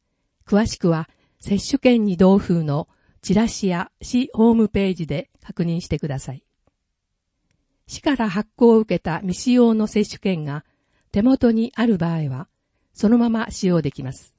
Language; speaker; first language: Japanese; native; Japanese